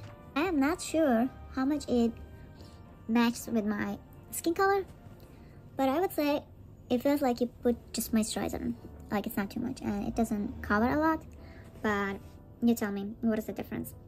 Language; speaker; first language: English; non-native, fluent; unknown